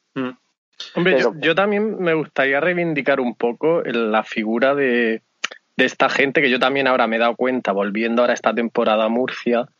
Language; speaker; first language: Spanish; native; Spanish